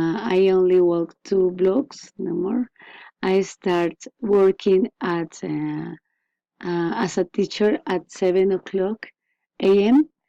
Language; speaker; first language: English; non-native, learner; Spanish